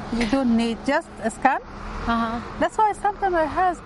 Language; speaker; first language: English; non-native, learner; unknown